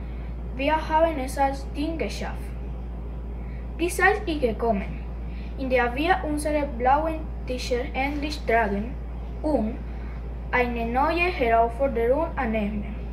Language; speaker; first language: German; non-native, learner; Spanish